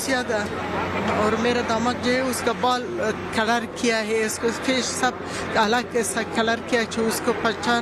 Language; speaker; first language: Hindi; non-native, learner; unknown